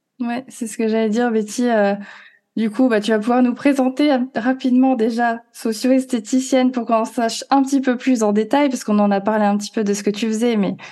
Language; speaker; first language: French; native; French